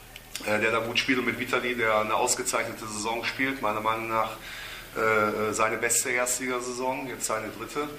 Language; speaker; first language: German; native; German